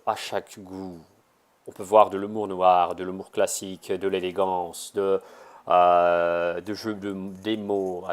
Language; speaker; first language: French; non-native, fluent; Russian